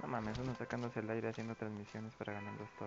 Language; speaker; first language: Spanish; native; Spanish